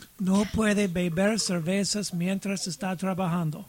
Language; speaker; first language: Spanish; non-native, learner; English